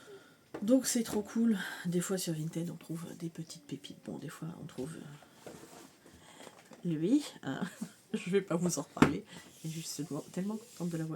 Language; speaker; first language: French; native; French